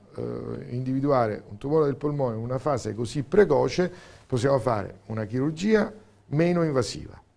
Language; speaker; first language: Italian; native; Italian